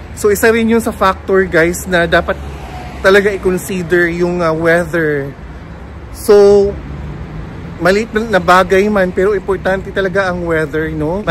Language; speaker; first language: Filipino; native; Filipino